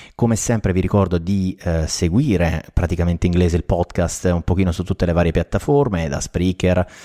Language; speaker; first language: Italian; native; Italian